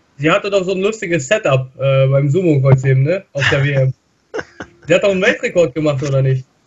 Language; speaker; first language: German; non-native, fluent; Russian